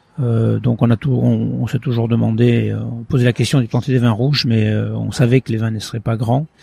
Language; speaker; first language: French; early bilingual, other home language; Portuguese